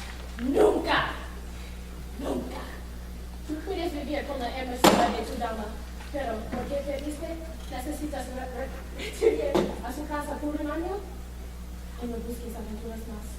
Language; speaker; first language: Spanish; non-native, learner; English